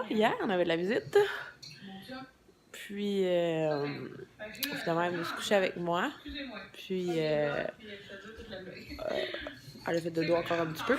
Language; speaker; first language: French; native; French